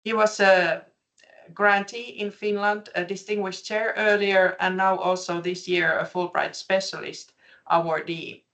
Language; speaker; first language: English; non-native, fluent; Finnish